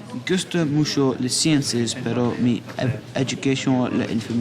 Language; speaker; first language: Spanish; non-native, learner; English